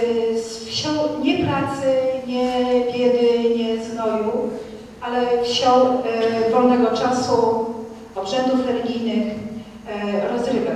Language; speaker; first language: Polish; native; Polish